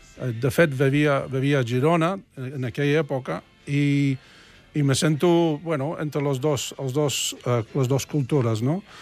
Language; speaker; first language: Catalan; non-native, fluent; English